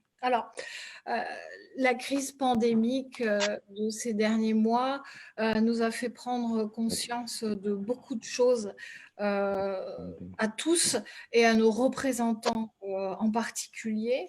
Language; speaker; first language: French; native; French